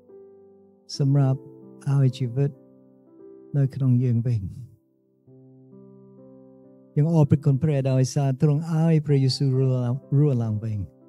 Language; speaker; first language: Khmer; non-native, fluent; English